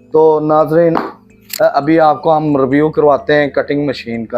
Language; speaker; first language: Urdu; non-native, local second language; Punjabi